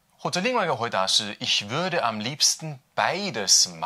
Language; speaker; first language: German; non-native, fluent; Chinese